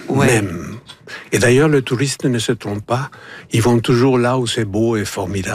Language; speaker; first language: French; non-native, fluent; Spanish